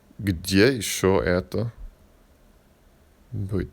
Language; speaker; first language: Russian; non-native, learner; English